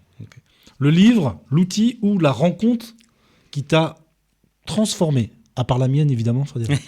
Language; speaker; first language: French; native; French